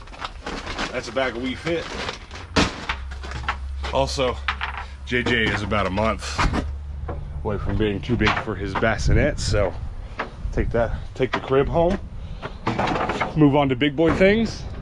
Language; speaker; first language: English; native; English